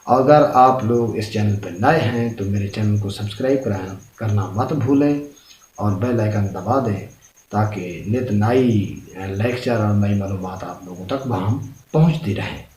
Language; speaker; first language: Urdu; non-native, local second language; Saraiki